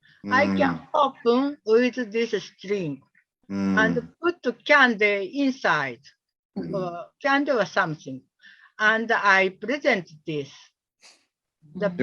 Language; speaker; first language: English; non-native, learner; Japanese